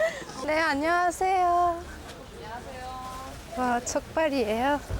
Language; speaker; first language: Korean; non-native, learner; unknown